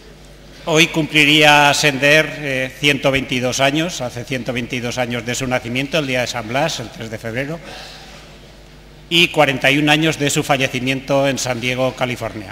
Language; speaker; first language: Spanish; native; Spanish